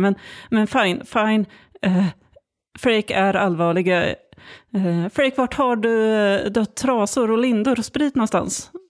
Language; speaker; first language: Swedish; native; Swedish